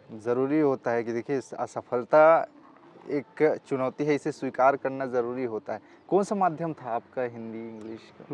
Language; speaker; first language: Hindi; native; Hindi